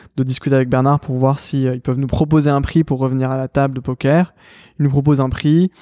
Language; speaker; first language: French; native; French